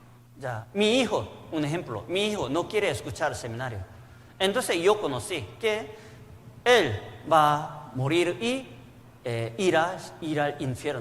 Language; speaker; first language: Spanish; non-native, learner; Korean